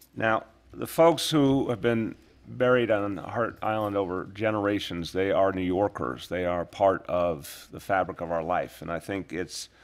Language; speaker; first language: English; native; English